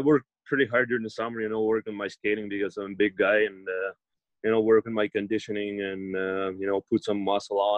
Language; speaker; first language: English; non-native, fluent; Russian